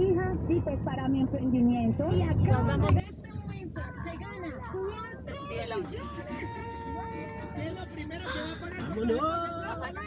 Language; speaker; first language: Spanish; native; Spanish